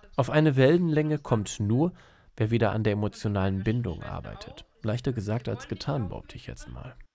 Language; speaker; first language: German; native; German